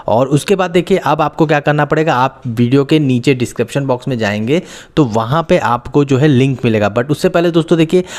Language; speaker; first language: Hindi; native; Hindi